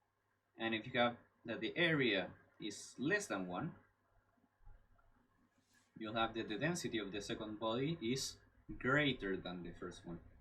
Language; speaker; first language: English; non-native, fluent; Spanish